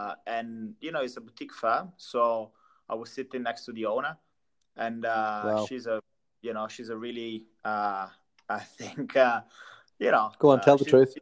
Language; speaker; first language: English; non-native, fluent; Italian